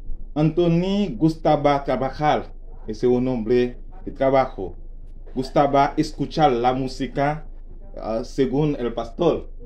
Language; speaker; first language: Spanish; non-native, learner; Haitian Creole